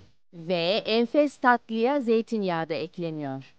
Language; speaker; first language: Turkish; native; Turkish